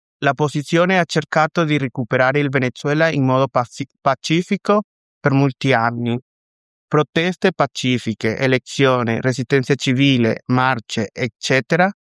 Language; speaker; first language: Italian; non-native, fluent; Spanish